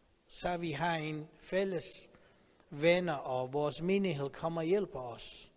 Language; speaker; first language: Danish; non-native, learner; Persian